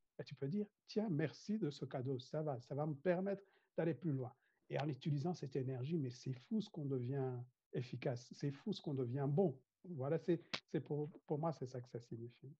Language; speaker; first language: French; non-native, fluent; Kinyarwanda